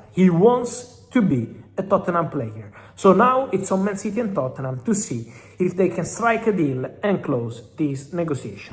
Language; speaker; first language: English; non-native, fluent; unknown